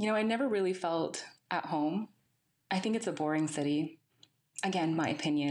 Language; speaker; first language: English; native; English